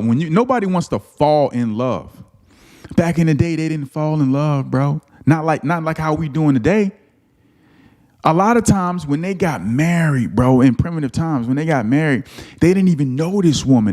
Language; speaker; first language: English; native; English